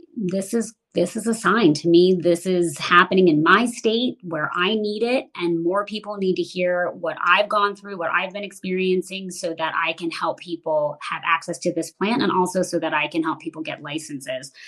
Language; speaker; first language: English; native; English